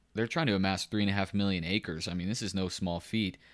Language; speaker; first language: English; native; English